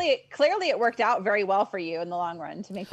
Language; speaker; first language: English; native; English